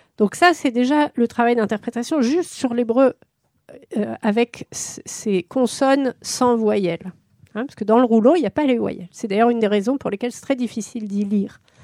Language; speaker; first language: French; native; French